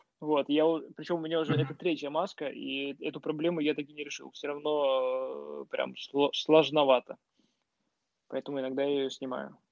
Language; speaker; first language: Russian; native; Russian